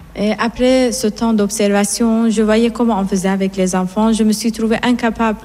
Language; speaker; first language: French; non-native, fluent; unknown